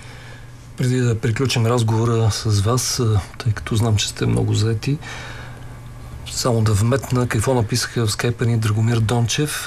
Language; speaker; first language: Bulgarian; native; Bulgarian